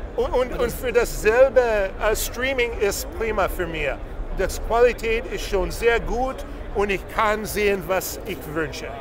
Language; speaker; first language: German; non-native, fluent; English